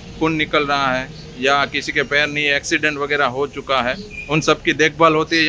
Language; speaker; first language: Hindi; non-native, local second language; Gujarati